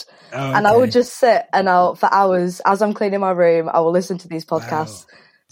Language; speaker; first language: English; native; English